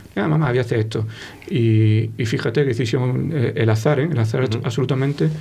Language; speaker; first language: Spanish; native; Spanish